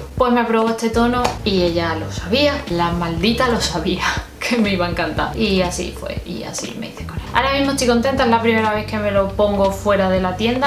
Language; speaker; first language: Spanish; native; Spanish